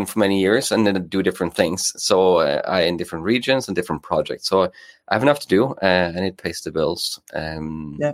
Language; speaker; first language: English; non-native, fluent; Norwegian